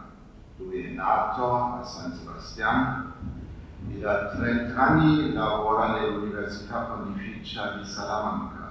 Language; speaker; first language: Italian; non-native, fluent; German